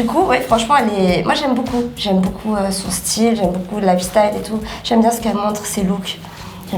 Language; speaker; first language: French; native; French